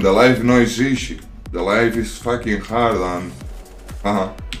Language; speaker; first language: English; non-native, learner; Spanish